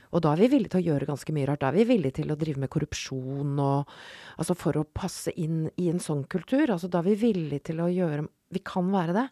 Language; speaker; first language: Norwegian; native; Norwegian